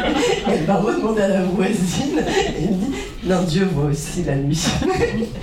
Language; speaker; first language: French; native; French